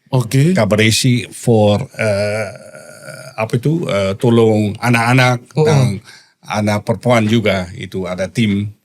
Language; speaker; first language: Indonesian; non-native, learner; Dutch